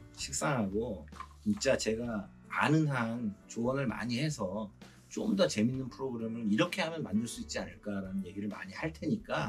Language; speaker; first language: Korean; native; Korean